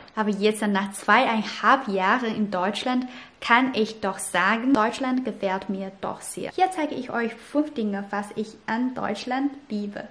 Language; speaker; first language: German; non-native, fluent; Chinese